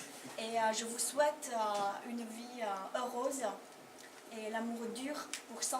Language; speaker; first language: French; non-native, learner; Chinese